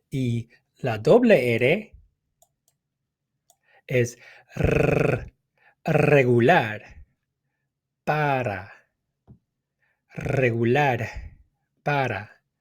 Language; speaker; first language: Spanish; non-native, fluent; English